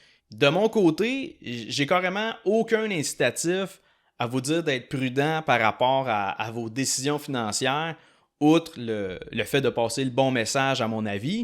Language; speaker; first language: French; native; French